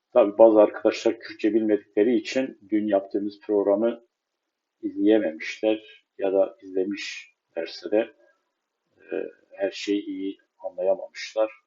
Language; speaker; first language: Turkish; non-native, local second language; Kurdish